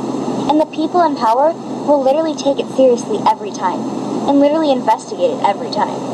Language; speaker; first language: English; native; English